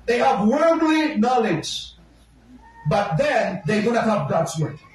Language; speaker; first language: English; non-native, local second language; Filipino